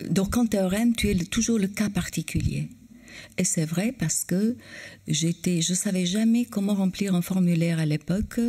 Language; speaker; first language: French; non-native, fluent; Albanian